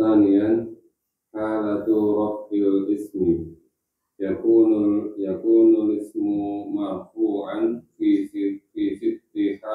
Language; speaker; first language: Arabic; non-native, learner; Indonesian